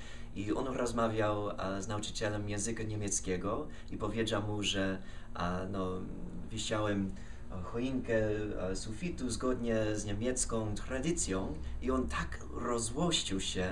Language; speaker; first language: Polish; non-native, fluent; English